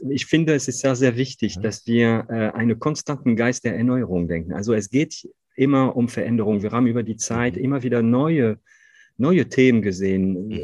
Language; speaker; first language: German; non-native, fluent; French